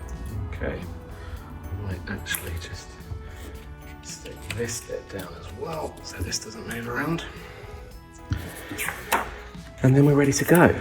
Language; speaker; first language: English; native; English